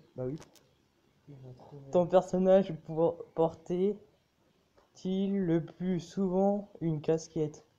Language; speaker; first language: French; native; French